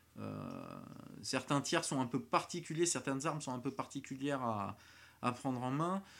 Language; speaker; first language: French; native; French